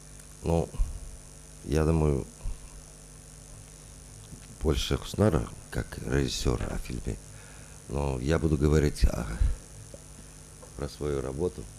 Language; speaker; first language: Russian; non-native, local second language; Uzbek